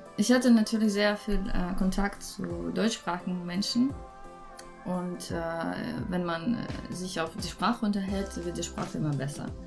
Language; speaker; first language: German; non-native, fluent; Russian